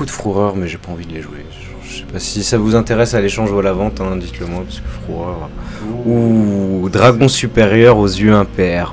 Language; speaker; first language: French; native; French